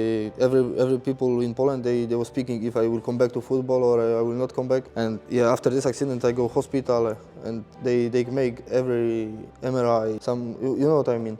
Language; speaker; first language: English; non-native, fluent; Polish